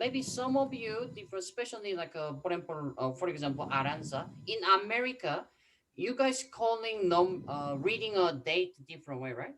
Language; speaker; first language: English; non-native, fluent; Korean